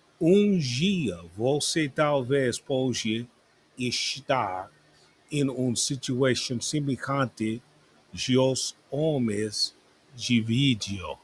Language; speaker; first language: Portuguese; non-native, learner; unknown